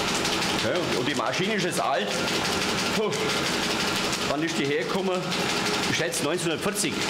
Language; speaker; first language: German; native; German